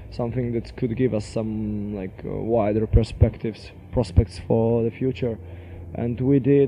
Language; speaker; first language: English; non-native, fluent; Polish